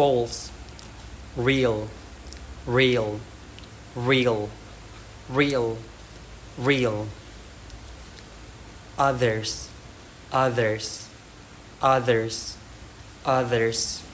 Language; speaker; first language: English; non-native, learner; Indonesian